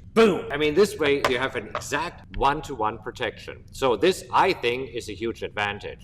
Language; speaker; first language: English; non-native, fluent; German